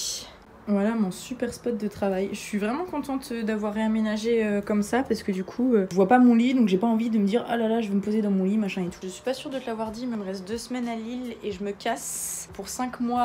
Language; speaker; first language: French; native; French